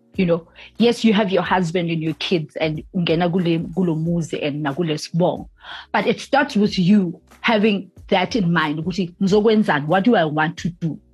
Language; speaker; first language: English; non-native, local second language; Zulu